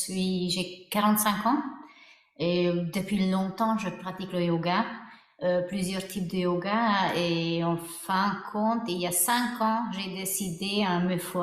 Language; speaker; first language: French; non-native, fluent; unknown